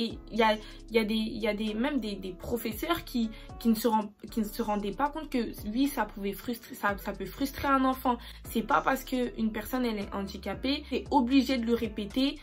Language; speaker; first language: French; native; French